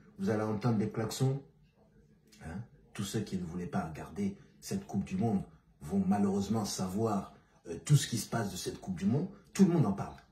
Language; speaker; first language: French; non-native, local second language; Bambara